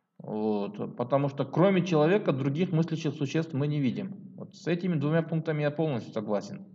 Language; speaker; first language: Russian; non-native, local second language; Kyrgyz